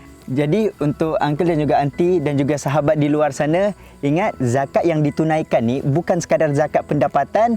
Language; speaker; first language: Malay; native; Malay